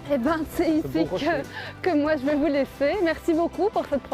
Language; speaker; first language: French; native; French